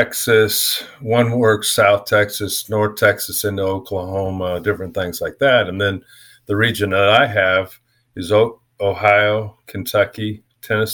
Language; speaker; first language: English; native; English